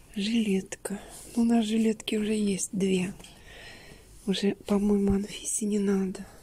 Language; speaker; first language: Russian; native; Russian